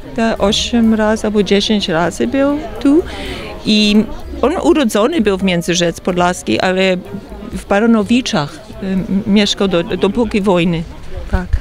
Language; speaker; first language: Polish; early bilingual, heritage; Polish